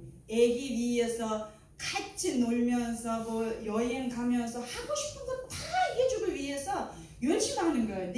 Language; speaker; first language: Korean; non-native, learner; Uzbek